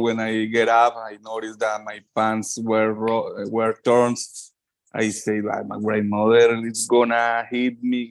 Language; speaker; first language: English; non-native, learner; Spanish